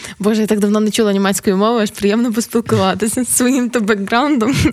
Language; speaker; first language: Ukrainian; native; Ukrainian